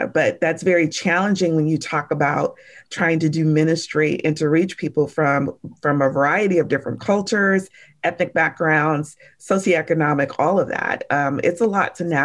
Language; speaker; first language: English; native; English